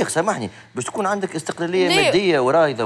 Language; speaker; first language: Arabic; native; Arabic